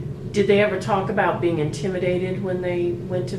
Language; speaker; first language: English; native; English